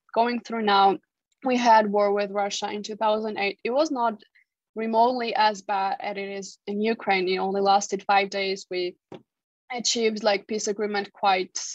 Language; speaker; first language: English; non-native, fluent; Georgian